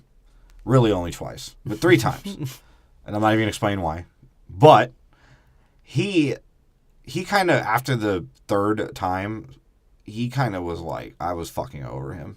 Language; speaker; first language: English; native; English